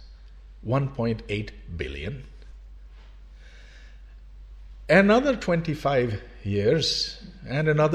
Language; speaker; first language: English; non-native, local second language; Urdu